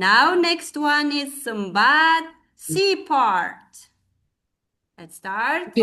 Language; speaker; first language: English; non-native, fluent; Kazakh